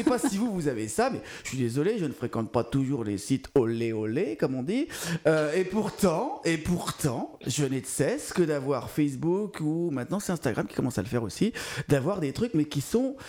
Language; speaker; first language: French; native; French